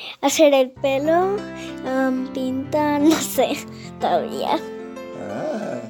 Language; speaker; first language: Spanish; early bilingual, heritage; Spanish